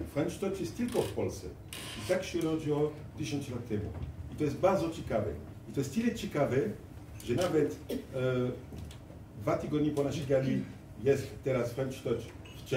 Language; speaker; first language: Polish; non-native, fluent; French